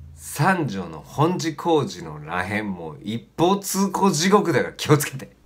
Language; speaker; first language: Japanese; native; Japanese